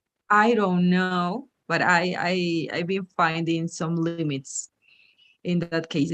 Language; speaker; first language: English; non-native, fluent; Spanish